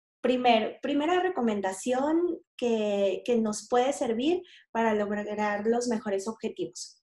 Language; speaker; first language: Spanish; native; Spanish